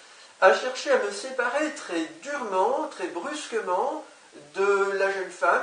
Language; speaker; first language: French; native; French